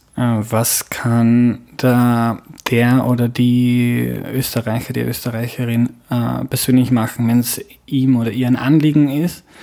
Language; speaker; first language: German; native; German